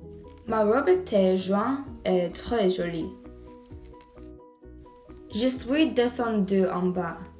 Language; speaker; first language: French; non-native, learner; English